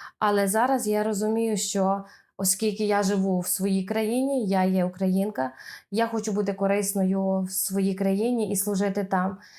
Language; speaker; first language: Ukrainian; native; Ukrainian